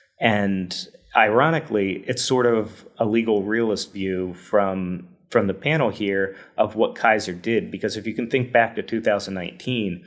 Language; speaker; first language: English; native; English